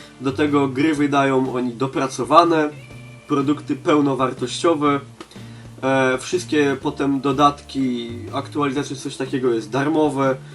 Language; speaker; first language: Polish; native; Polish